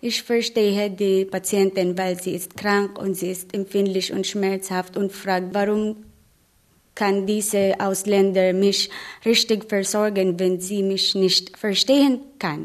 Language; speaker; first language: German; non-native, fluent; Filipino